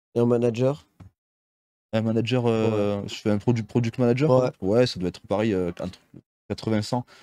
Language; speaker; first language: French; native; French